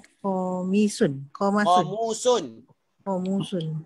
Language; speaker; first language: Arabic; non-native, learner; Malay